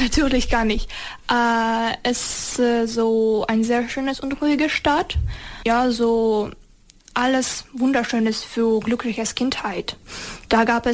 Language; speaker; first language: German; non-native, fluent; Ukrainian